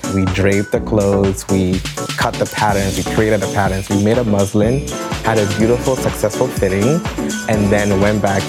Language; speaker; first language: English; non-native, local second language; Akan